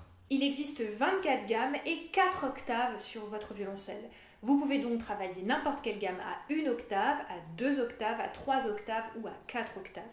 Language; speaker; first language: French; native; French